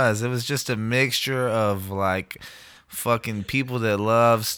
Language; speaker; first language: English; native; English